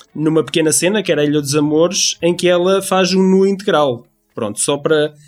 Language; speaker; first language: Portuguese; native; Portuguese